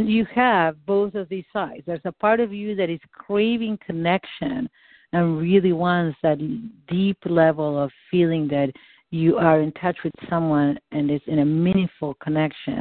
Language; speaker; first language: English; non-native, fluent; Spanish